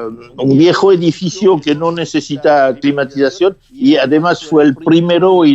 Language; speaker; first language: Spanish; non-native, fluent; French